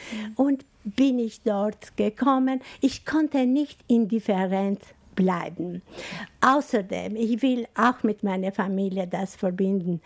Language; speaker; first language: German; non-native, learner; Albanian